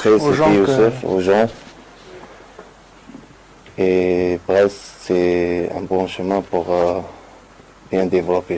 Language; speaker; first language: French; non-native, learner; Arabic